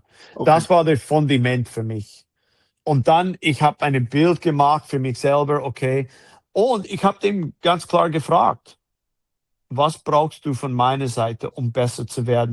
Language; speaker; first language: German; non-native, fluent; English